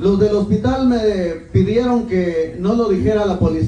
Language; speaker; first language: Spanish; native; Spanish